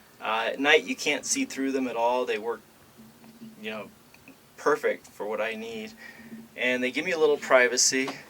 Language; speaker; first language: English; native; English